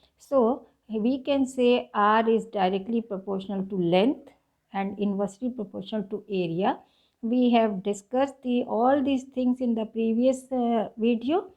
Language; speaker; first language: English; non-native, local second language; Hindi